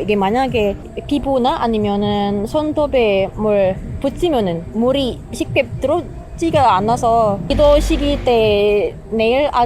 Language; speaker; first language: Korean; non-native, learner; Indonesian